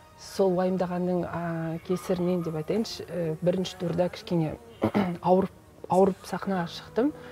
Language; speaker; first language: Kazakh; native; Kazakh